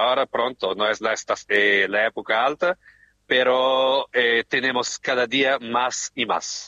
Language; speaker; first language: Spanish; non-native, fluent; Portuguese